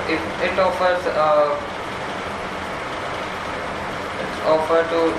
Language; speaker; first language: English; non-native, learner; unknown